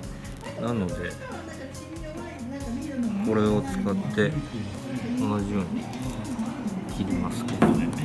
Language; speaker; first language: Japanese; native; Japanese